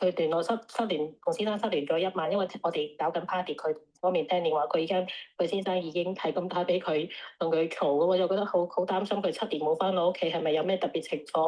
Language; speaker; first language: Cantonese; native; Cantonese